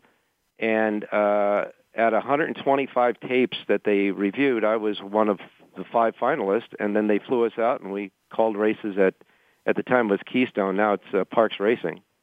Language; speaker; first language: English; native; English